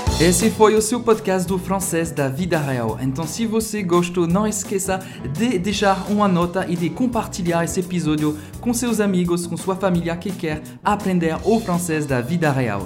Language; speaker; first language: Portuguese; non-native, fluent; French